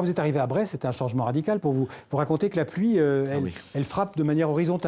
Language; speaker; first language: French; native; French